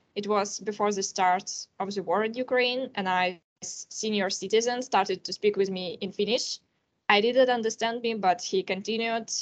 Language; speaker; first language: English; non-native, learner; Russian